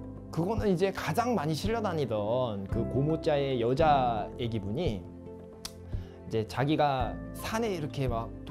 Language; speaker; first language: Korean; native; Korean